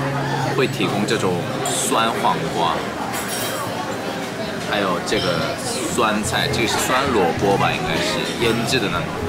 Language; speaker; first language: Chinese; non-native, fluent; Korean